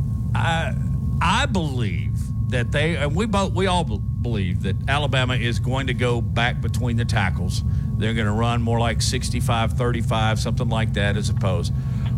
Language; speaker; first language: English; native; English